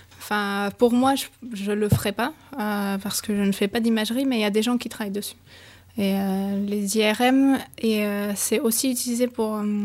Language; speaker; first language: French; non-native, fluent; Spanish